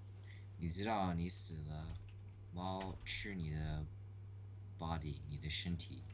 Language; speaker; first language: Chinese; early bilingual, heritage; English